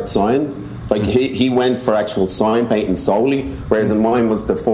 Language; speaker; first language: English; native; English